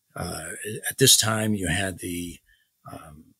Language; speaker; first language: English; native; English